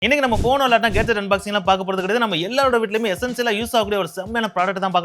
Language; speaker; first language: Tamil; native; Tamil